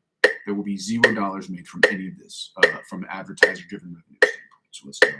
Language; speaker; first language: English; native; English